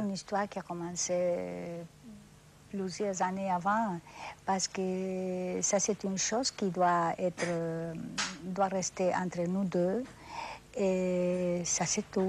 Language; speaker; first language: French; non-native, fluent; Spanish